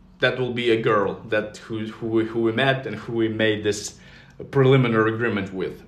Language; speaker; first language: English; non-native, fluent; Ukrainian